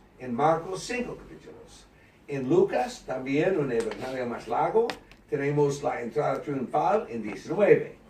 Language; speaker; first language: Spanish; non-native, learner; English